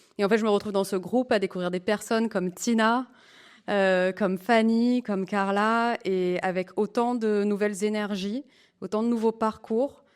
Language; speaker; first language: French; native; French